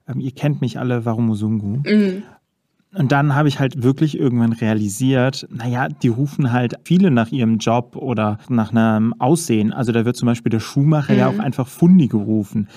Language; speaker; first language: German; native; German